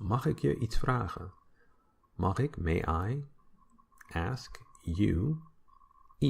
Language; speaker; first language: Dutch; non-native, fluent; English